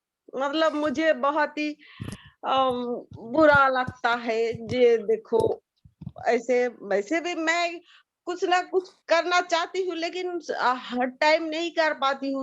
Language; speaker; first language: Hindi; non-native, local second language; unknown